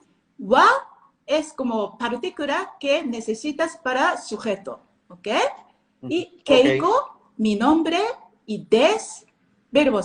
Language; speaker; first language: Spanish; non-native, learner; Japanese